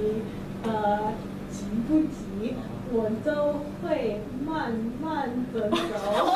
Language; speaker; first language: Chinese; non-native, learner; English